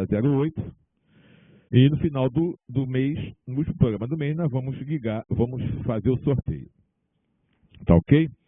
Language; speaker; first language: Portuguese; native; Portuguese